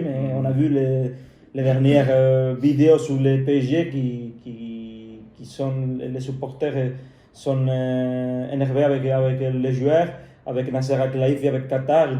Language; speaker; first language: French; non-native, fluent; Spanish